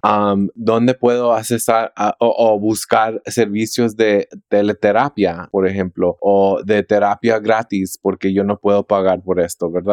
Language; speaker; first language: Spanish; early bilingual, heritage; Spanish